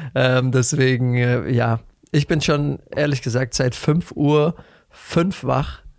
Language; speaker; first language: German; native; German